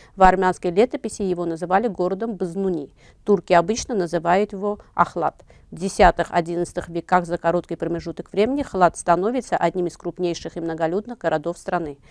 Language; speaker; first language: Russian; non-native, local second language; Armenian